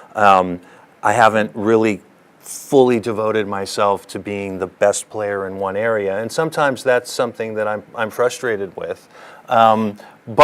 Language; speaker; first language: English; early bilingual, other home language; German